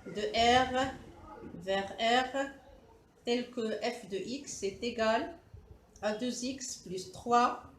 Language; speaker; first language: French; non-native, local second language; Arabic